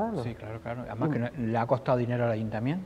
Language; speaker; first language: Spanish; native; Spanish